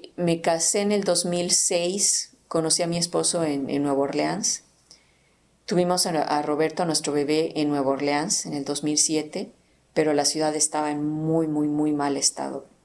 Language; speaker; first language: Spanish; native; Spanish